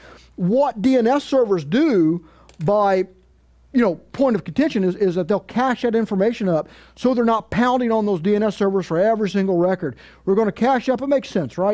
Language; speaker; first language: English; native; English